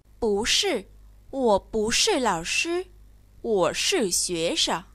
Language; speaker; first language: Chinese; non-native, fluent; Vietnamese